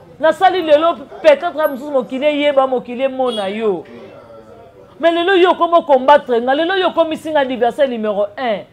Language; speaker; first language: Lingala; native; Lingala